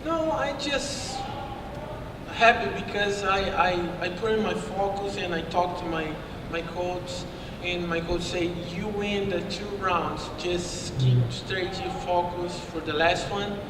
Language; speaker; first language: English; non-native, learner; Portuguese